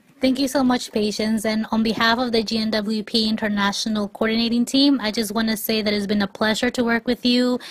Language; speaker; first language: English; native; English